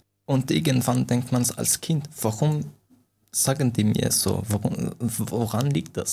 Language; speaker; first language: German; non-native, fluent; Persian